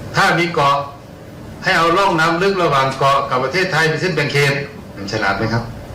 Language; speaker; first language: Thai; native; Thai